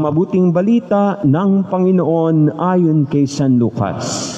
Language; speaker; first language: Filipino; native; Filipino